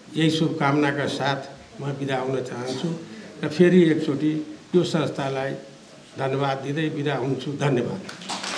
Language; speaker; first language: Nepali; non-native, local second language; Maithili